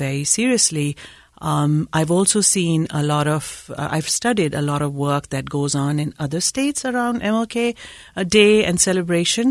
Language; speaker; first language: English; non-native, local second language; Urdu